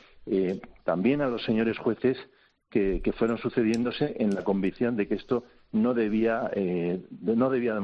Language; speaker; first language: Spanish; native; Spanish